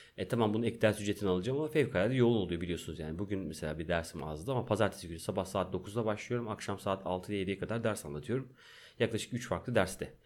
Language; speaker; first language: Turkish; native; Turkish